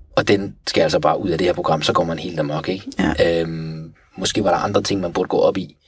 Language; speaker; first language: Danish; early bilingual, other home language; Persian